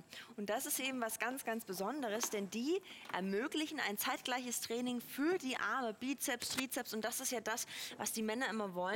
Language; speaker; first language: German; native; German